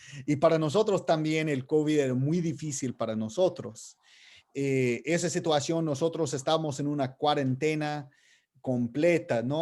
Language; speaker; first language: Spanish; non-native, fluent; English